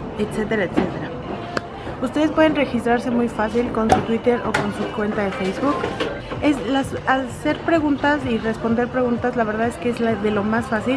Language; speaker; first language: Spanish; native; Spanish